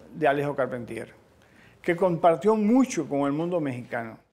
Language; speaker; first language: Spanish; native; Spanish